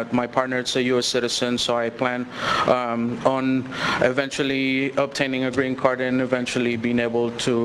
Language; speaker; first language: English; early bilingual, other home language; Spanish